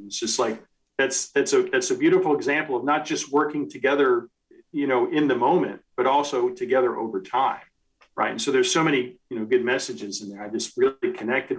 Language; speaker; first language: English; native; English